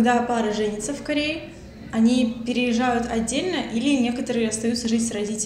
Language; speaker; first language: Russian; native; Russian